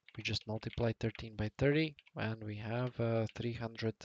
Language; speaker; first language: English; non-native, fluent; Latvian